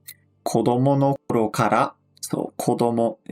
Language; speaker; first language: Japanese; non-native, fluent; English